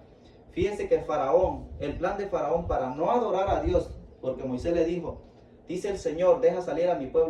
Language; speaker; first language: Spanish; native; Spanish